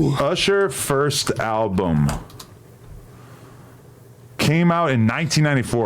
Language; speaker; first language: English; native; English